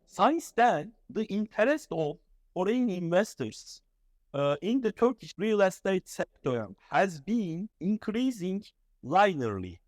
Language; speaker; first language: English; non-native, fluent; Turkish